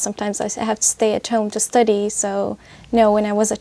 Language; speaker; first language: English; non-native, fluent; Arabic